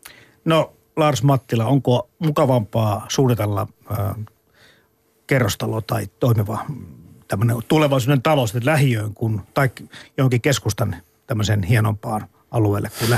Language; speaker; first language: Finnish; native; Finnish